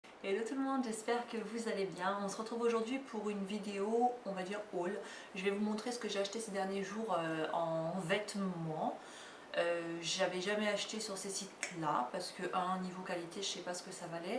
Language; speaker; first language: French; native; French